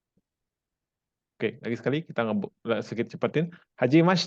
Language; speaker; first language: Indonesian; native; Indonesian